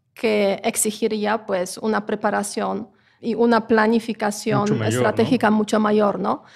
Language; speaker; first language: Spanish; non-native, fluent; Polish